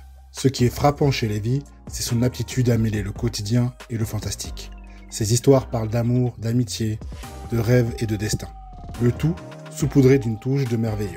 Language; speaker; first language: French; native; French